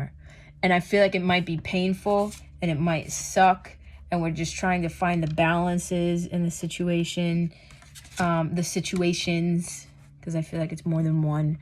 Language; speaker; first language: English; native; English